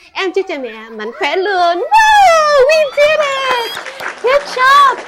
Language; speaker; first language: Vietnamese; early bilingual, heritage; Vietnamese